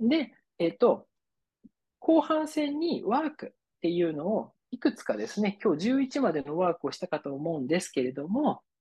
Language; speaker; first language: Japanese; native; Japanese